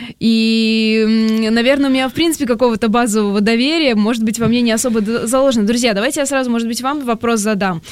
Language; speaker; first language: Russian; native; Russian